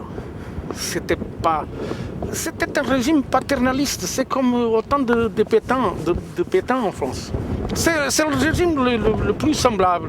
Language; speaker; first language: French; non-native, fluent; Portuguese